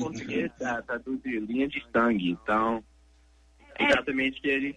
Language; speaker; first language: Portuguese; early bilingual, heritage; English